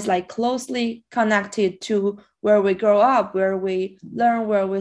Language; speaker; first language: English; non-native, fluent; Chinese